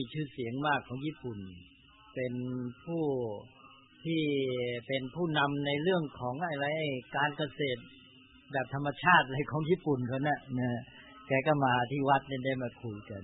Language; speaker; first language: Thai; native; Thai